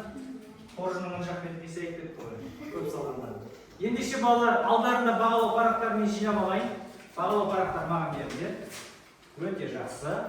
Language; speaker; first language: Kazakh; native; Kazakh